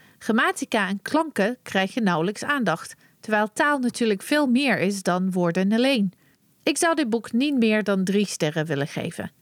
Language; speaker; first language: Dutch; non-native, fluent; English